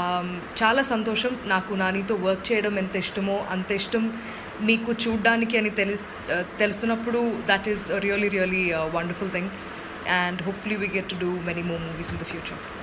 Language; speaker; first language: Telugu; non-native, fluent; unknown